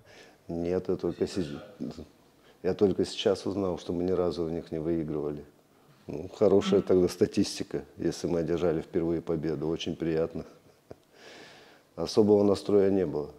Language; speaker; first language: Russian; native; Russian